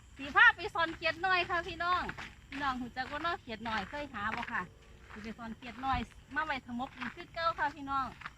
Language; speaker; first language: Thai; native; Thai